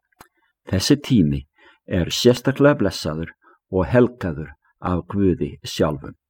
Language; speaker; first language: Icelandic; native; Icelandic